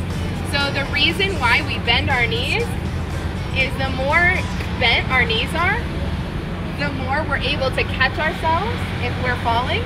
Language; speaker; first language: English; native; English